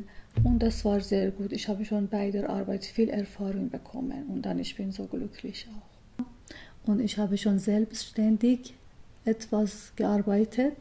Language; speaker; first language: German; non-native, learner; Persian